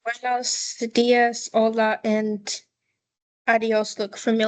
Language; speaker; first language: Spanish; non-native, learner; English